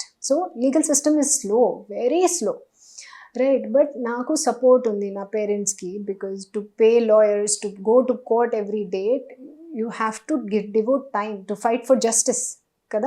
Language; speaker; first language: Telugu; non-native, learner; Hindi